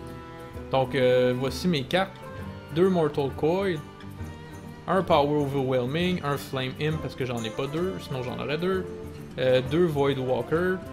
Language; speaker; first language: French; native; French